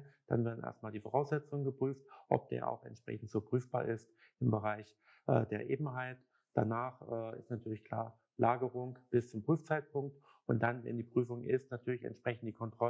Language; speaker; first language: German; native; German